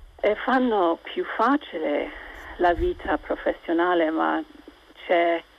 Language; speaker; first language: Italian; non-native, local second language; English